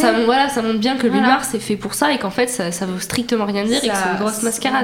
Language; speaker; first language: French; native; French